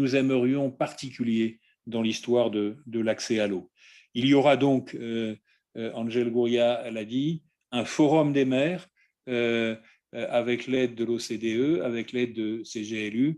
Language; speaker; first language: French; native; French